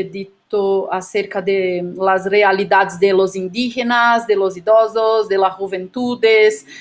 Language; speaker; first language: Spanish; non-native, fluent; Portuguese